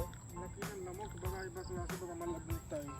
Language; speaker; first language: Filipino; non-native, learner; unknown